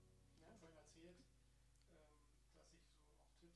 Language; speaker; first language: German; native; German